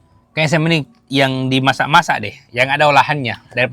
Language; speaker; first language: Malay; native; Malay